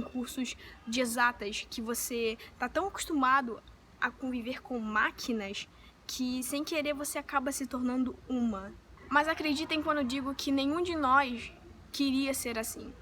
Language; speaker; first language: Portuguese; native; Portuguese